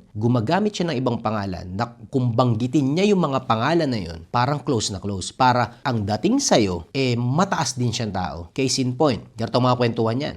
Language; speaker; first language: Filipino; native; Filipino